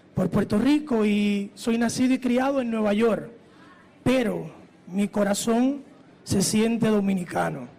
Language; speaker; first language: Spanish; early bilingual, heritage; Spanish